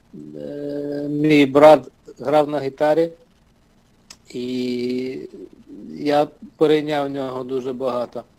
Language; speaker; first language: Ukrainian; native; Ukrainian